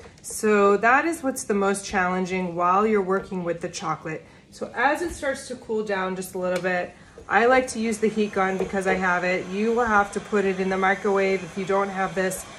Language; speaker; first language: English; native; English